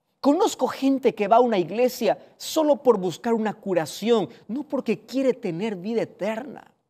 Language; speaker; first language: Spanish; native; Spanish